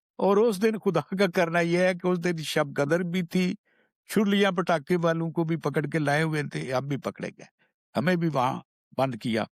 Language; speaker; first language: Urdu; non-native, local second language; Punjabi